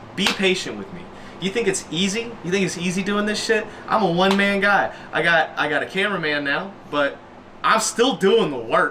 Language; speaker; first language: English; native; English